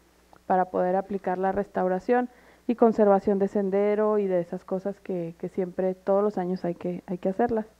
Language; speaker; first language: Spanish; native; Spanish